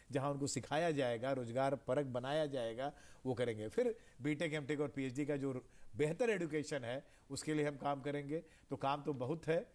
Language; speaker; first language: Hindi; native; Hindi